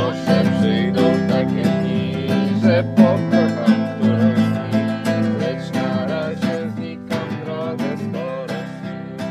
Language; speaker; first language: Polish; native; Polish